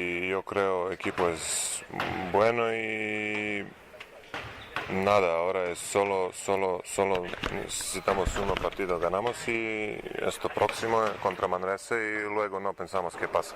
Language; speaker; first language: Spanish; non-native, learner; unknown